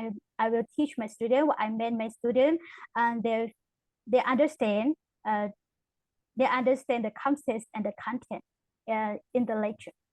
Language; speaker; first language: English; non-native, learner; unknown